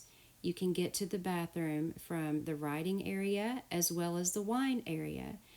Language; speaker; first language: English; native; English